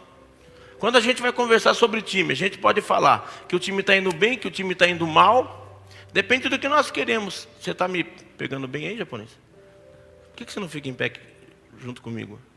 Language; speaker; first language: Portuguese; native; Portuguese